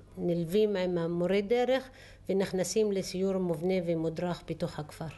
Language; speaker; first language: Hebrew; non-native, local second language; Arabic